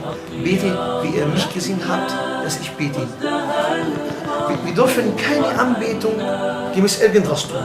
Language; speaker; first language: German; non-native, fluent; Arabic